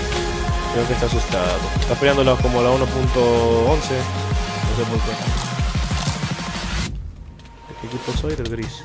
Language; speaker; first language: Spanish; native; Spanish